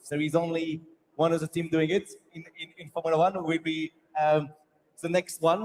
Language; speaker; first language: English; non-native, fluent; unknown